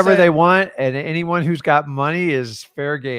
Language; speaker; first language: English; native; English